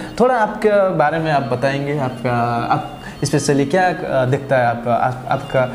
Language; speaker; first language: Hindi; non-native, learner; Nepali